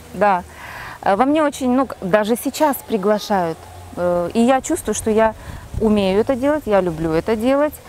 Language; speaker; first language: Russian; non-native, local second language; Kazakh